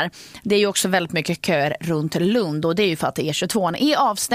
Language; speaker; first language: Swedish; native; Swedish